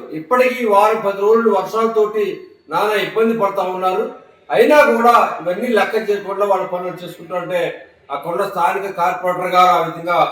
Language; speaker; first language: Telugu; native; Telugu